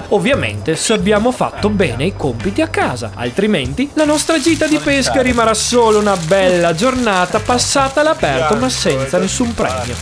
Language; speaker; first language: Italian; native; Italian